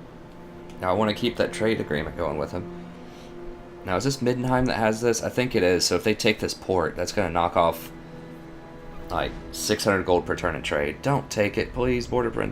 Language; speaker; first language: English; native; English